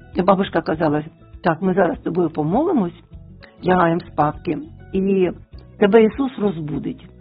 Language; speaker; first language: Ukrainian; non-native, local second language; Russian